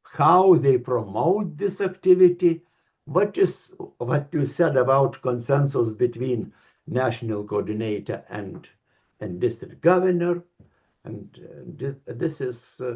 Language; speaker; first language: English; non-native, learner; Lithuanian